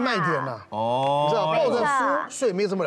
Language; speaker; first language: Chinese; native; Chinese